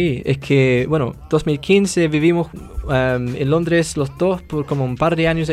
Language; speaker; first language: Spanish; non-native, fluent; English